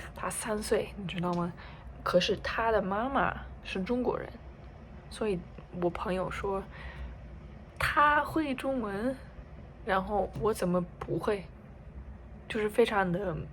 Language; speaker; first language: Chinese; non-native, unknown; English